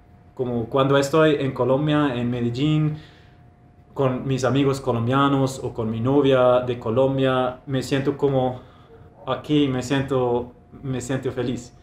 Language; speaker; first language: Spanish; non-native, fluent; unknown